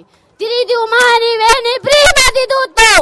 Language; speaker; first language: Italian; non-native, fluent; Tibetan